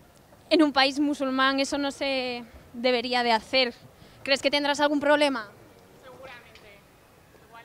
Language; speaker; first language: Spanish; native; Spanish